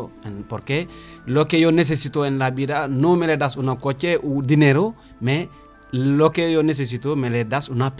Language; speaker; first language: Spanish; non-native, learner; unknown